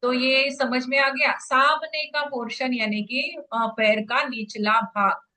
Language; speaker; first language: Hindi; non-native, local second language; Marathi